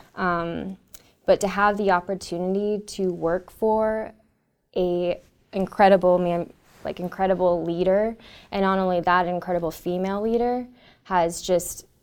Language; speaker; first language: English; native; English